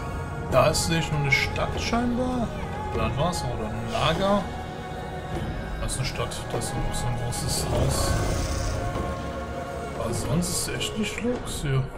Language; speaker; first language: German; native; German